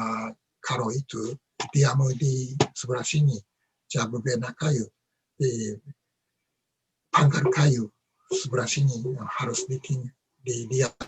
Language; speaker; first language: Indonesian; non-native, learner; Japanese